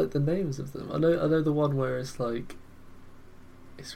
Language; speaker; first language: English; native; English